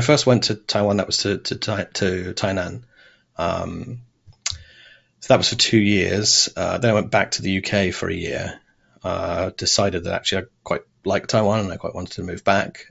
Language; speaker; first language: English; native; English